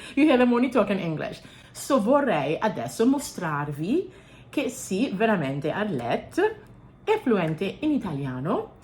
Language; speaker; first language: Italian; non-native, fluent; English